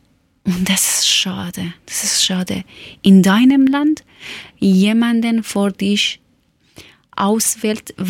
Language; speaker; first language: German; non-native, learner; Persian